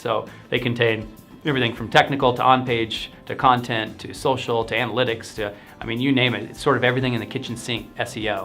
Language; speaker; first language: English; native; English